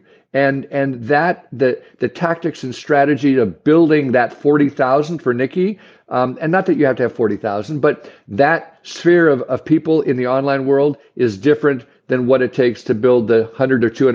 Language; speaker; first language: English; native; English